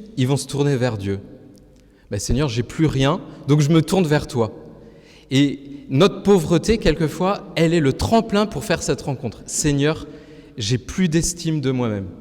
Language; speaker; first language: French; native; French